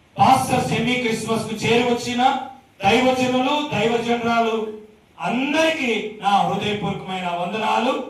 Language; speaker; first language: Telugu; native; Telugu